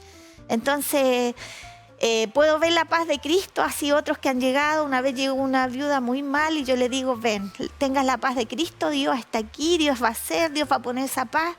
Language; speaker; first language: Spanish; native; Spanish